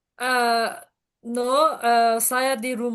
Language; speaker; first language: Indonesian; non-native, learner; Turkish